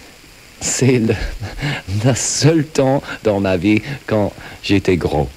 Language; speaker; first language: French; non-native, fluent; English